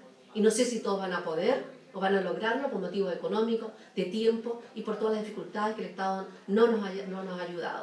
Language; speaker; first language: Spanish; native; Spanish